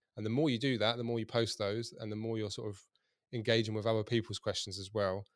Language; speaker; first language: English; native; English